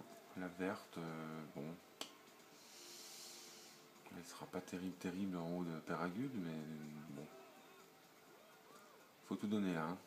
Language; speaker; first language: French; native; French